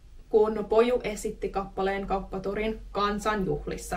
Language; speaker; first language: Finnish; native; Finnish